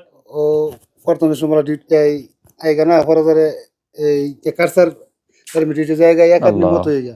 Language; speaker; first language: Hindi; non-native, learner; Bangla